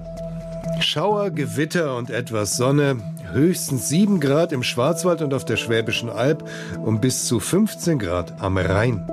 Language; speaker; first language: German; native; German